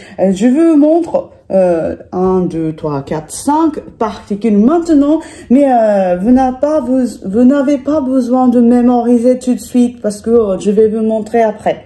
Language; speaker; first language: French; non-native, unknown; Japanese